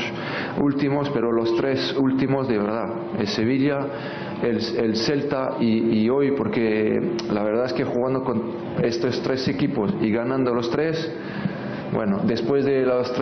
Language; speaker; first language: Spanish; non-native, fluent; French